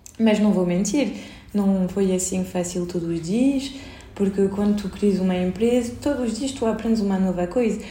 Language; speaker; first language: Portuguese; early bilingual, heritage; Portuguese